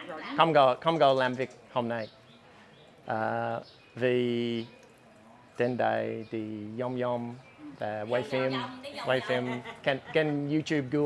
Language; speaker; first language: Vietnamese; non-native, learner; English